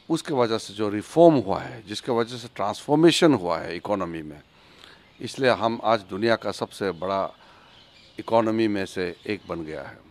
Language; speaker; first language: Hindi; native; Hindi